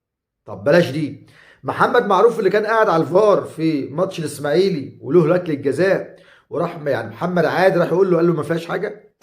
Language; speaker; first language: Arabic; native; Arabic